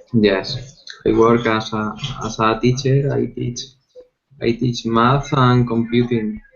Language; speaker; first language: English; non-native, learner; Spanish